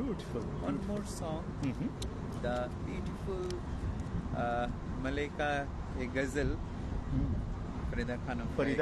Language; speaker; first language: English; non-native, learner; Bangla